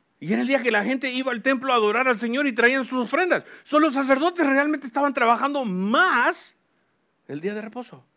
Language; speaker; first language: Spanish; early bilingual, heritage; Spanish